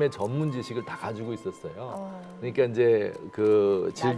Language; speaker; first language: Korean; native; Korean